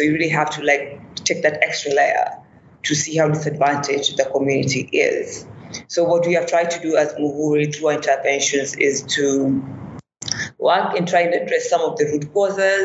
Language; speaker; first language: English; non-native, local second language; Swahili